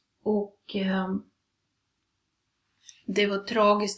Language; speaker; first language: Swedish; non-native, fluent; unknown